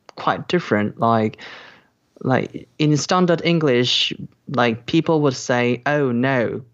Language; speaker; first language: English; non-native, fluent; Korean